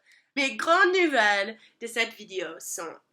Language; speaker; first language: French; non-native, learner; English